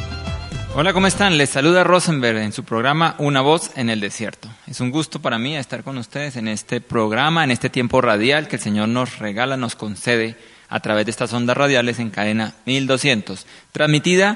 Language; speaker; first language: Spanish; native; Spanish